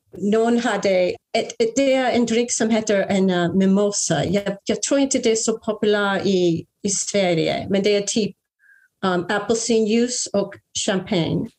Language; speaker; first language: Swedish; non-native, fluent; English